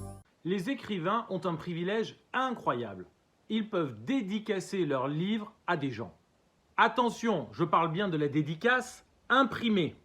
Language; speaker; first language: French; native; French